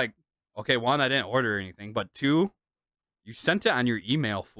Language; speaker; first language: English; native; English